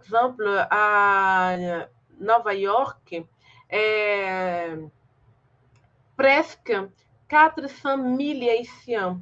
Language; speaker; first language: French; non-native, fluent; Portuguese